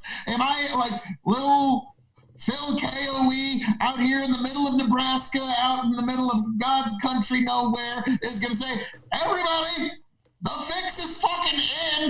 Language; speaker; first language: English; native; English